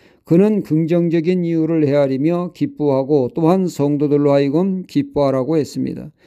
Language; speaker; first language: Korean; native; Korean